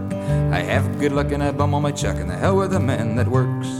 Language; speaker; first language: English; native; English